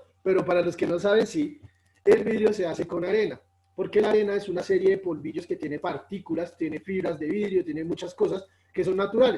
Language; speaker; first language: Spanish; native; Spanish